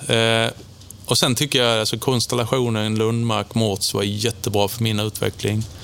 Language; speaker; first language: Swedish; native; Swedish